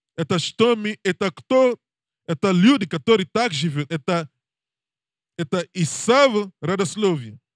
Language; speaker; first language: Russian; non-native, learner; English